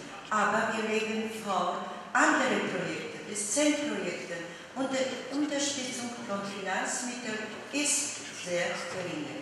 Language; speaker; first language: German; non-native, fluent; Polish